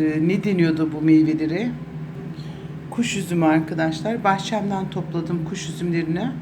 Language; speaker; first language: Turkish; native; Turkish